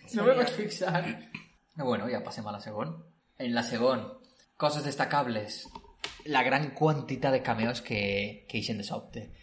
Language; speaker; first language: Spanish; non-native, local second language; Catalan